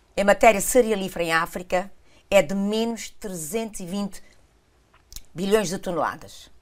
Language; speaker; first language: Portuguese; non-native, local second language; Kabuverdianu